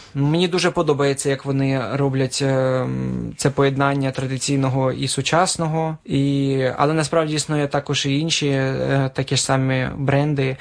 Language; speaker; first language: Ukrainian; native; Ukrainian